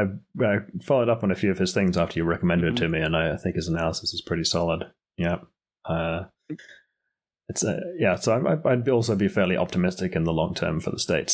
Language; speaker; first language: English; native; English